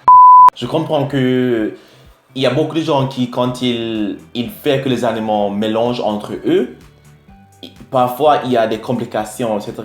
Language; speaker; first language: French; non-native, fluent; English